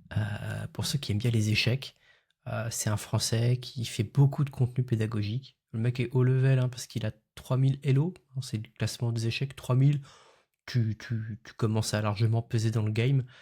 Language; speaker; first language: French; native; French